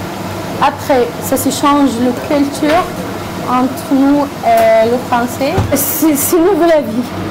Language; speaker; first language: French; non-native, learner; Arabic